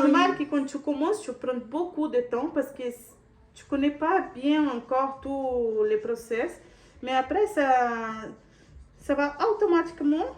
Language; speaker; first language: French; non-native, learner; Portuguese